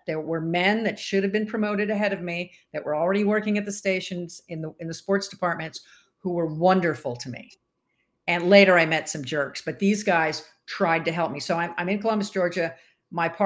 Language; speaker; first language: English; native; English